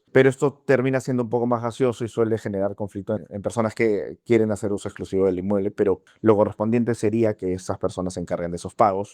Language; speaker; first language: Spanish; native; Spanish